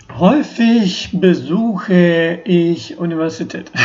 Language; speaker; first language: German; non-native, learner; Ukrainian